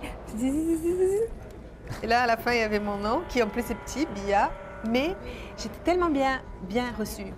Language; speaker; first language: French; non-native, fluent; Portuguese